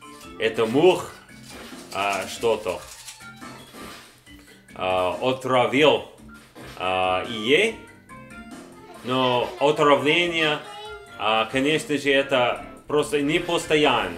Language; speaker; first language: Russian; non-native, learner; English